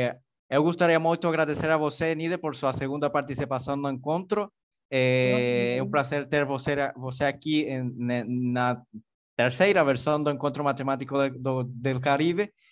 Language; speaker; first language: Portuguese; non-native, learner; Spanish